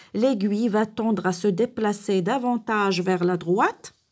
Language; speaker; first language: French; non-native, local second language; Arabic